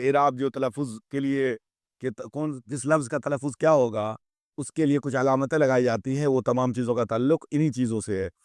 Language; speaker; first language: Urdu; native; Urdu